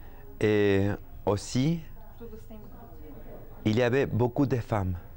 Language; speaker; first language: French; non-native, fluent; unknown